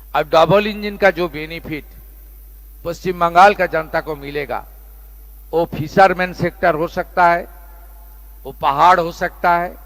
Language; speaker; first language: Hindi; non-native, local second language; Bangla